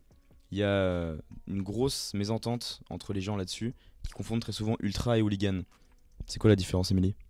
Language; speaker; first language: French; native; French